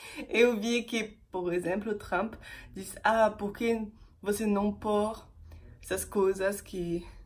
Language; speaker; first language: Portuguese; non-native, fluent; French